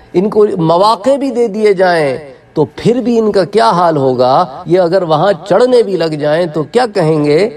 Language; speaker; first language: Urdu; non-native, local second language; Punjabi